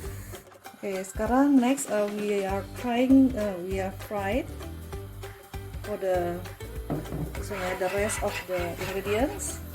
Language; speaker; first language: English; non-native, learner; Indonesian